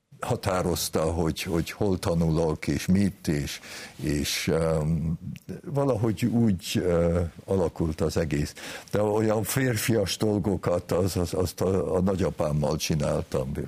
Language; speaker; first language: Hungarian; early bilingual, heritage; Hungarian